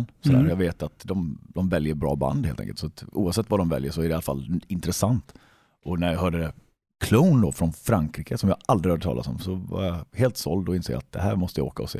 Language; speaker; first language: Swedish; native; Swedish